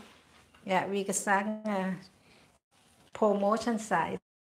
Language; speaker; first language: German; non-native, learner; Thai